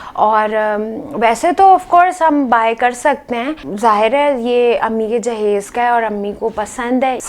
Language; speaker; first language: Urdu; native; Urdu